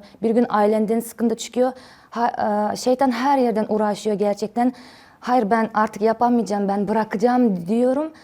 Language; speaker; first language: Turkish; non-native, learner; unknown